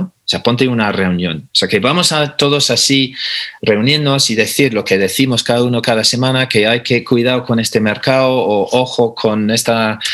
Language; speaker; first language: Spanish; non-native, fluent; English